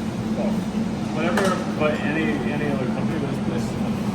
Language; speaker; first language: English; native; English